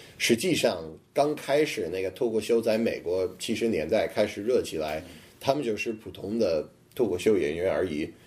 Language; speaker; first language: Chinese; non-native, fluent; English